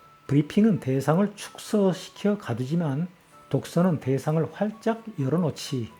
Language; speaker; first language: Korean; native; Korean